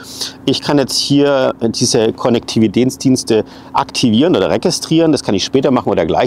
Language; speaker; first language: German; native; German